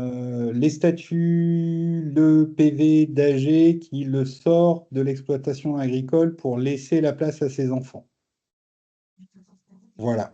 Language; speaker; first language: French; native; French